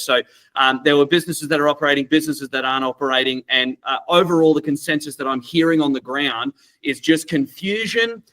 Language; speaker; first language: English; native; English